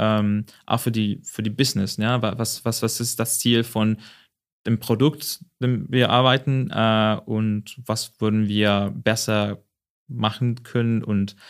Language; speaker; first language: German; non-native, fluent; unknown